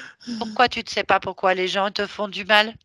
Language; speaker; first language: French; native; French